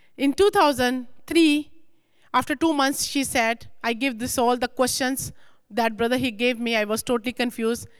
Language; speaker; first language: English; non-native, local second language; Punjabi